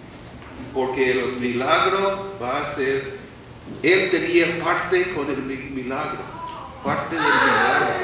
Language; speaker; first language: Spanish; non-native, fluent; English